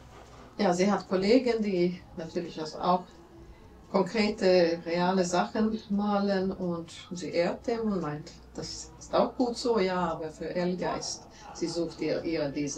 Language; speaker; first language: German; non-native, fluent; Latvian